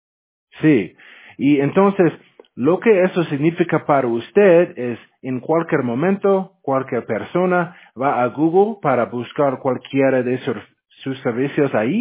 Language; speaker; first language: Spanish; non-native, fluent; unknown